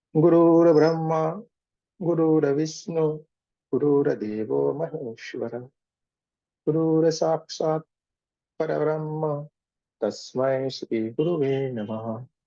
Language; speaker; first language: Hindi; non-native, local second language; Gujarati